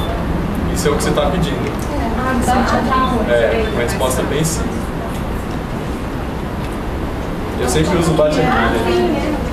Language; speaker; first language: Portuguese; native; Portuguese